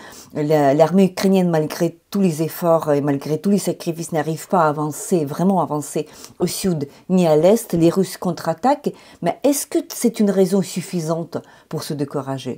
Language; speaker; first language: French; non-native, fluent; Ukrainian